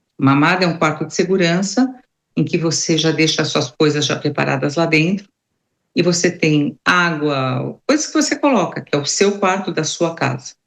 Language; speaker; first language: Portuguese; native; Portuguese